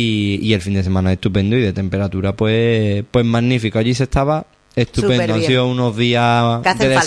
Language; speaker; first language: Spanish; native; Spanish